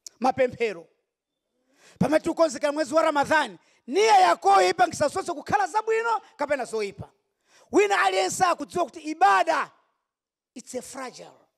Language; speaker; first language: Nyanja; non-native, local second language; Yao